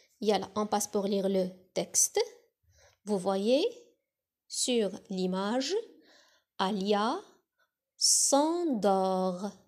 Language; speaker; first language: French; non-native, local second language; Arabic